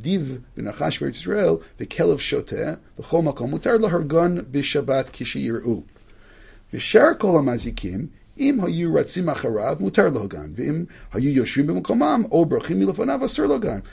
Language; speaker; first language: Hebrew; non-native, fluent; English